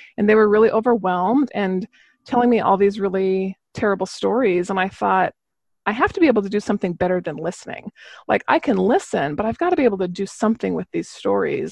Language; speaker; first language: English; native; English